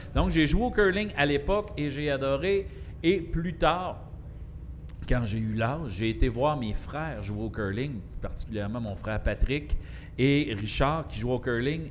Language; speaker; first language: French; native; French